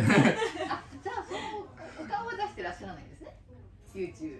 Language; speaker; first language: Japanese; native; Japanese